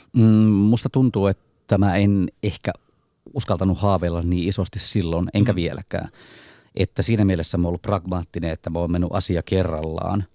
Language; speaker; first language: Finnish; native; Finnish